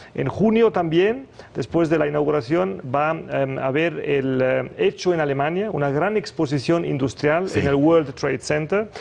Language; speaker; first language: Spanish; early bilingual, other home language; German